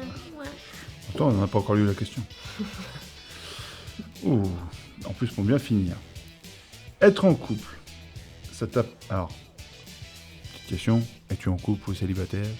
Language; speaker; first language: French; native; French